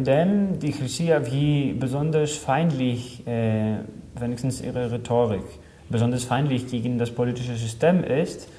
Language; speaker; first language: German; non-native, fluent; Greek